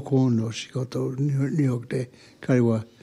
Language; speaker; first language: Japanese; non-native, learner; English